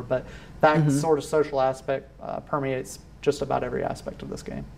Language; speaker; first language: English; native; English